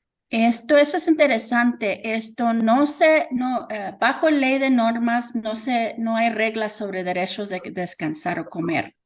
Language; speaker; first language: Spanish; early bilingual, heritage; Spanish